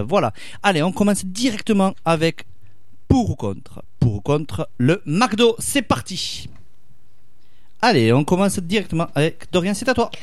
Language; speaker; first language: French; native; French